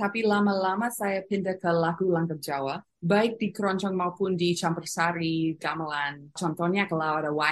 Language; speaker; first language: Indonesian; non-native, fluent; English